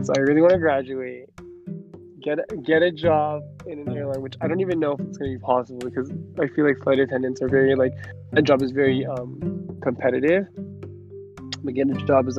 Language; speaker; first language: English; native; English